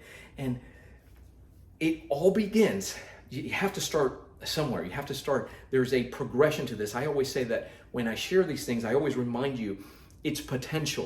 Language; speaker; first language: English; native; English